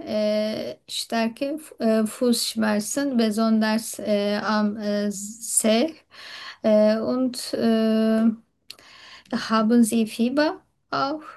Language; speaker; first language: German; non-native, learner; Turkish